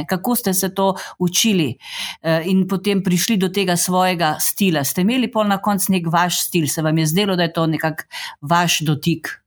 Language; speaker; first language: Slovenian; native; Slovenian